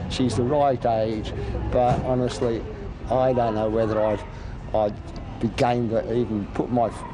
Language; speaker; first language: English; native; English